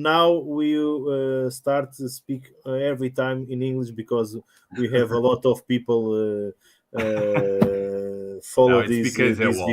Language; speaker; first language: English; non-native, learner; Portuguese